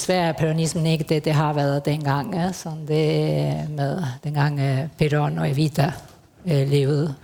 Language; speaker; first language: Danish; non-native, fluent; Spanish